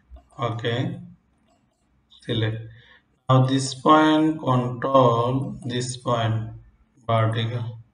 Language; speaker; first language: English; non-native, local second language; Bangla